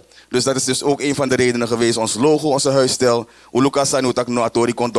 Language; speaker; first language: Dutch; native; Dutch